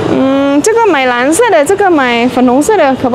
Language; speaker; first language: Chinese; non-native, fluent; Indonesian